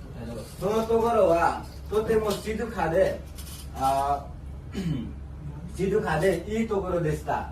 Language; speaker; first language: Japanese; non-native, learner; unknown